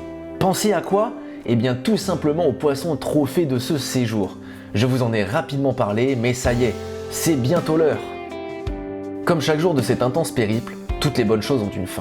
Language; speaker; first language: French; native; French